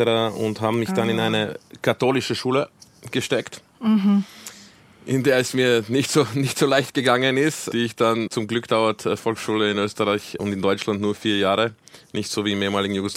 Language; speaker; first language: German; early bilingual, other home language; Croatian